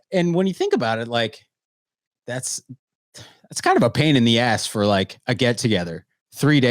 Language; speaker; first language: English; native; English